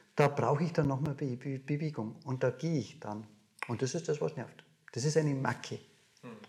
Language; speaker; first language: German; native; German